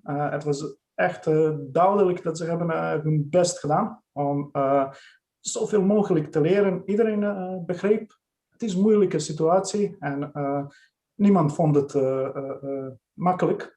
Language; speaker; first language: Dutch; non-native, fluent; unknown